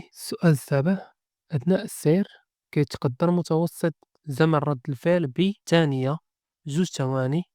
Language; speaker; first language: Arabic; native; Arabic